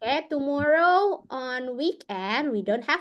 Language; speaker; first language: English; non-native, local second language; Indonesian